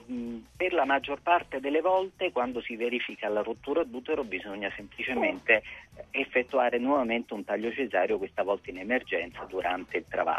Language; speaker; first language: Italian; native; Italian